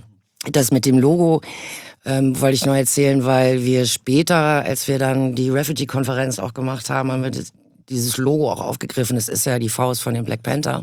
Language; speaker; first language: German; native; German